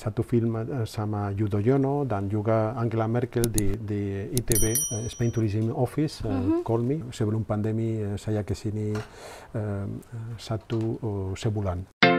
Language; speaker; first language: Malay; non-native, learner; Spanish